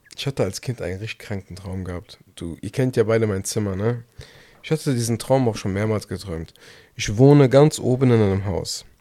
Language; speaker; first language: German; early bilingual, other home language; Turkish